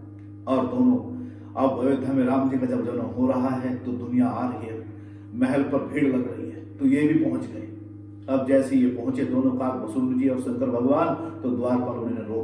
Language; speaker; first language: Hindi; native; Hindi